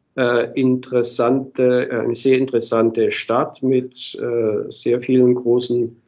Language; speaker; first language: German; native; German